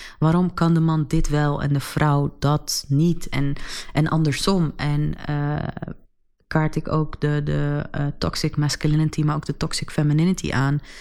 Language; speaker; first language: Dutch; early bilingual, other home language; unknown